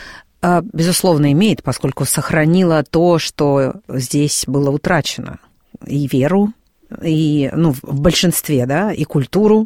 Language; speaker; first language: Russian; native; Russian